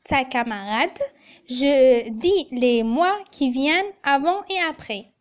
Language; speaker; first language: French; non-native, local second language; Arabic